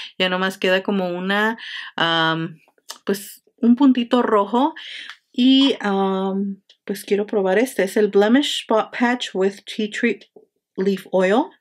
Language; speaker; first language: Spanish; early bilingual, heritage; Spanish